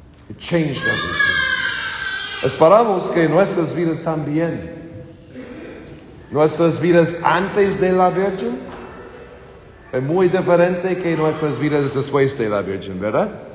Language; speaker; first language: Spanish; non-native, learner; English